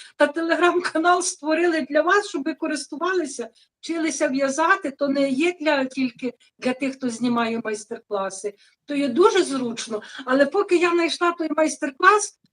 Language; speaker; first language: Ukrainian; native; Ukrainian